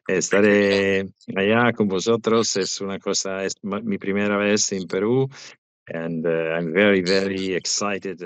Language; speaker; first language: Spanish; non-native, learner; Italian